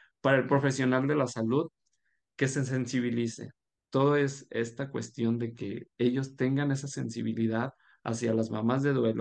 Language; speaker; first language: Spanish; native; Spanish